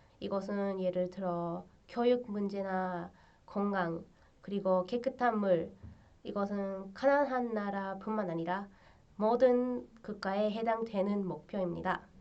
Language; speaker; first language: Korean; non-native, fluent; English